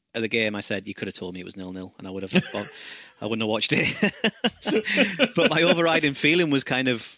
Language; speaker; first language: English; native; English